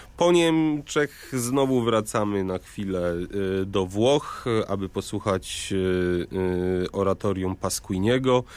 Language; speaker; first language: Polish; native; Polish